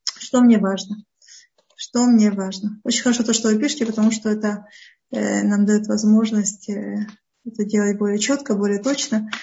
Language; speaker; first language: Russian; early bilingual, heritage; Russian